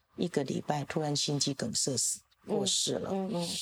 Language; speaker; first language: Chinese; native; Chinese